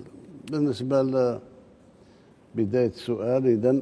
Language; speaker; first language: Arabic; native; Arabic